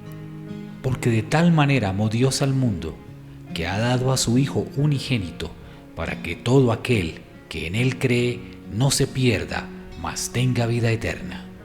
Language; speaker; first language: Spanish; native; Spanish